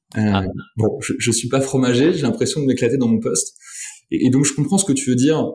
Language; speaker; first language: French; native; French